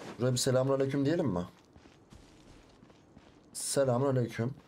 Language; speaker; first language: Turkish; native; Turkish